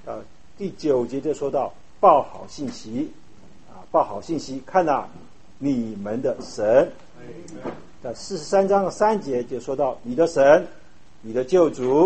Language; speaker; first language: Chinese; native; Chinese